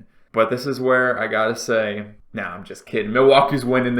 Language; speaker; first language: English; native; English